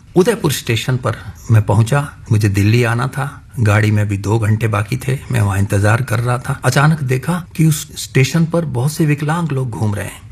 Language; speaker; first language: Hindi; non-native, local second language; Punjabi